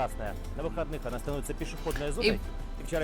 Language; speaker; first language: Russian; native; Russian